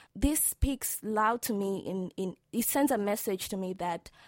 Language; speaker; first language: English; non-native, local second language; Swahili